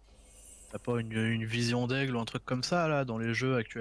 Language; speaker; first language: French; native; French